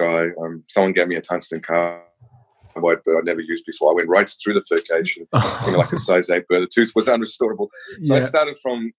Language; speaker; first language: English; native; English